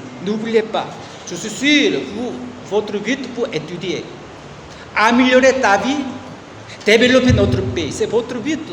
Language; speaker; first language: French; non-native, learner; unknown